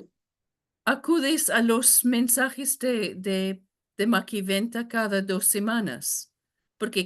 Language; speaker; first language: Spanish; non-native, fluent; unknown